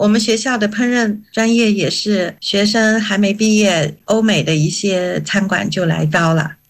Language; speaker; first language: Chinese; native; Chinese